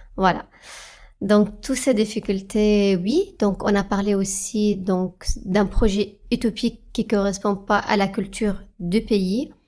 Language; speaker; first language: French; non-native, fluent; Arabic